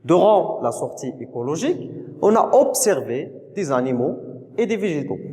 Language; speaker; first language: French; non-native, local second language; Arabic